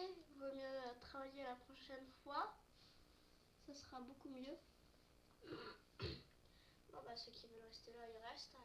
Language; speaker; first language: French; native; French